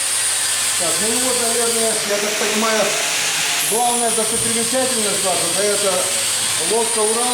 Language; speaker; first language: Russian; native; Russian